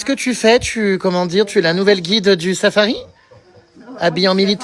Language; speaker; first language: French; native; French